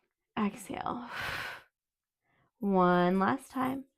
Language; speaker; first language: English; native; English